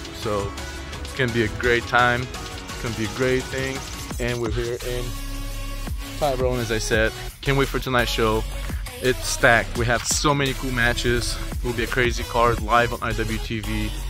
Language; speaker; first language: English; non-native, fluent; Bulgarian